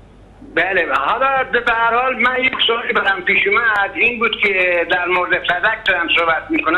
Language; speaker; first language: Persian; native; Persian